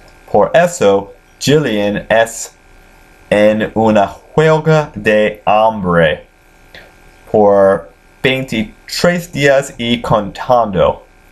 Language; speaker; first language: Spanish; non-native, learner; English